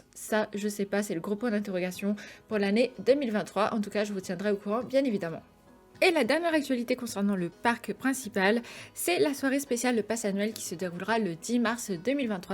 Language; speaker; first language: French; native; French